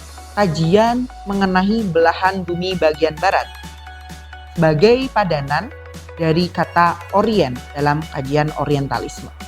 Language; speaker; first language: Indonesian; native; Indonesian